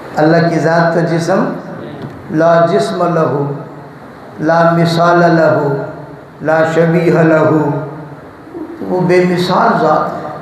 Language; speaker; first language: Urdu; non-native, local second language; Punjabi